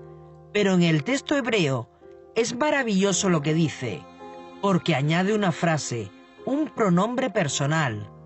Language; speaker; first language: Spanish; native; Spanish